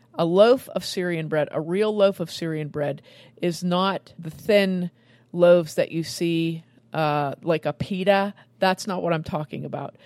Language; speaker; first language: English; native; English